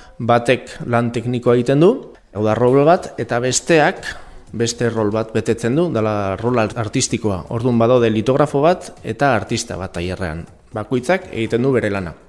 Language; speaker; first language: Basque; non-native, local second language; Spanish